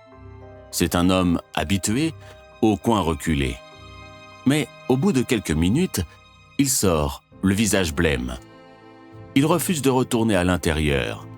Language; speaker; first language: French; native; French